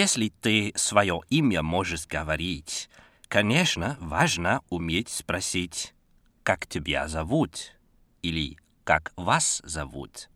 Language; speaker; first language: Russian; non-native, fluent; Dutch